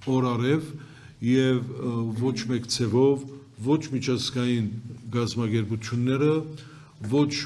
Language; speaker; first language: Armenian; early bilingual, heritage; Armenian